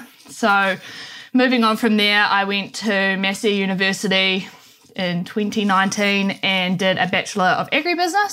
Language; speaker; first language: English; native; English